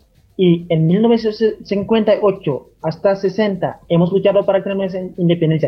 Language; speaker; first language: Spanish; non-native, fluent; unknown